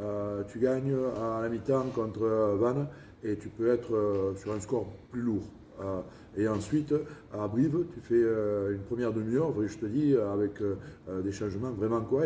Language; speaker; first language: French; native; French